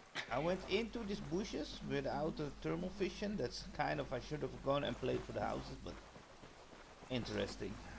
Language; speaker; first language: English; non-native, fluent; Dutch